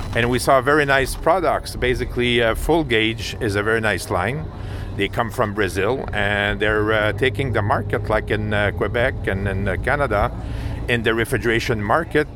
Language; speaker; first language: English; non-native, fluent; French